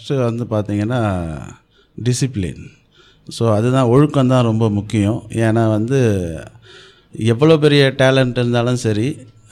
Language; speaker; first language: Tamil; native; Tamil